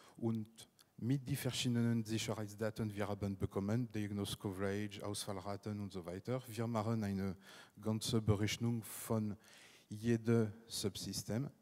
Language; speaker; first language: German; non-native, fluent; French